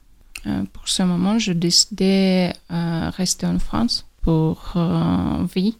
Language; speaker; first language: French; non-native, learner; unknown